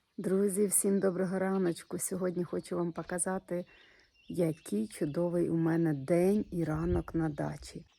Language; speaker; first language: Ukrainian; non-native, local second language; Russian